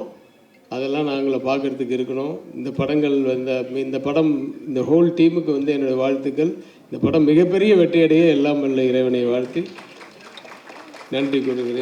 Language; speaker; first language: Tamil; native; Tamil